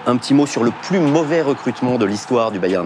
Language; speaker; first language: French; native; French